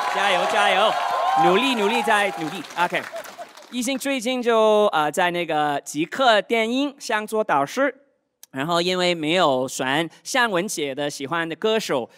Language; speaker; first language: Chinese; non-native, fluent; Cantonese